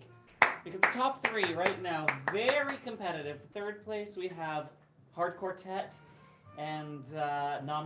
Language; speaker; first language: English; native; English